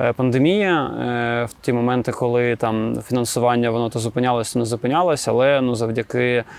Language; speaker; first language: Ukrainian; native; Ukrainian